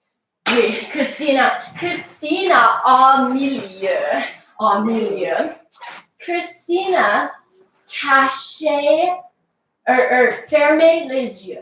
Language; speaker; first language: French; non-native, learner; English